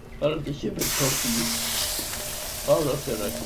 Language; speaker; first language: Polish; native; Polish